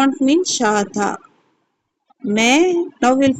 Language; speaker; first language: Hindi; non-native, local second language; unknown